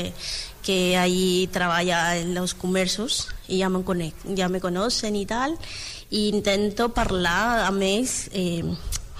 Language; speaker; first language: Catalan; non-native, learner; Spanish